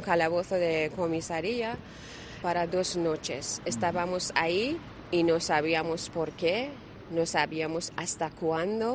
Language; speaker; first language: Spanish; non-native, learner; Persian